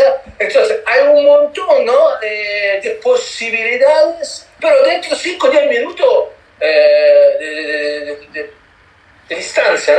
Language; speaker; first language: Spanish; non-native, learner; Italian